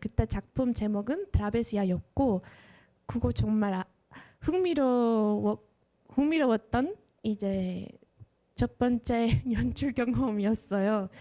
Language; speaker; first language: Korean; non-native, fluent; Spanish